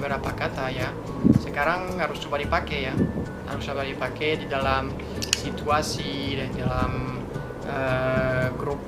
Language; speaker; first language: Indonesian; non-native, fluent; French